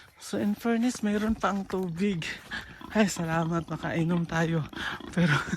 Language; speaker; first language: Filipino; non-native, local second language; Cebuano